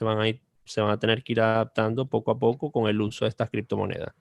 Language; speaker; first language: Spanish; native; Spanish